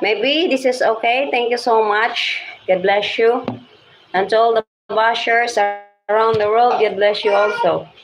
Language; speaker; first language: English; non-native, local second language; Cebuano